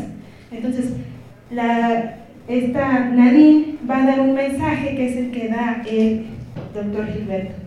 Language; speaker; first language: Spanish; native; Spanish